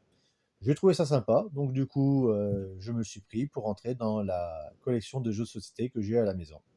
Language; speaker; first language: French; native; French